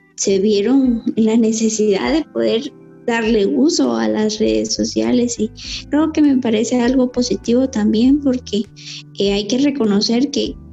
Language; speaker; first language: Spanish; native; Spanish